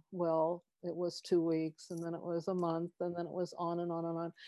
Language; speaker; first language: English; native; English